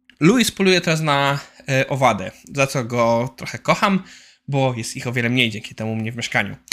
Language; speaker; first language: Polish; native; Polish